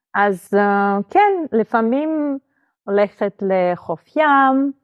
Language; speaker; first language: Hebrew; non-native, fluent; Russian